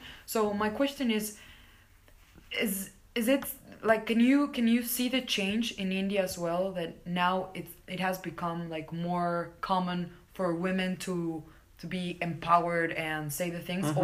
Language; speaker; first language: English; non-native, fluent; Spanish